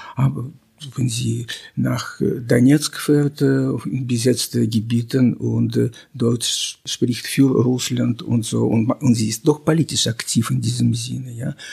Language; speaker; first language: German; non-native, fluent; Russian